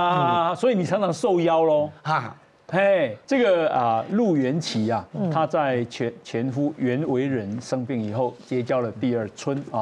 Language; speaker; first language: Chinese; native; Chinese